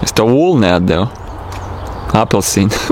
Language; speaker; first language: Latvian; native; Latvian